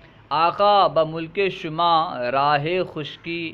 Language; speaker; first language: Persian; non-native, fluent; Urdu